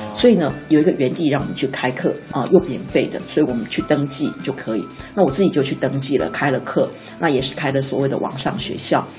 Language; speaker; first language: Chinese; non-native, local second language; Min Nan Chinese